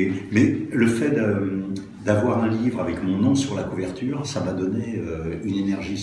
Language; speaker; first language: French; native; French